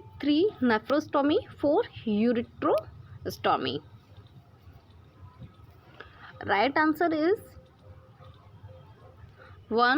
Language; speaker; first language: English; non-native, local second language; Hindi